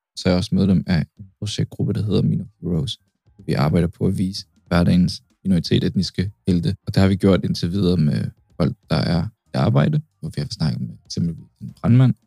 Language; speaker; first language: Danish; early bilingual, other home language; Kurdish